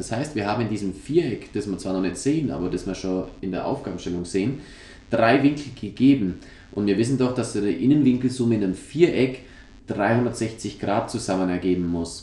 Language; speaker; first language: German; native; German